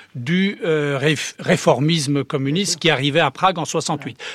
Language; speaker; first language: French; early bilingual, heritage; Czech